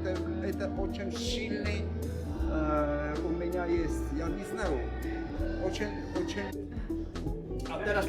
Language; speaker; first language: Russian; non-native, learner; Polish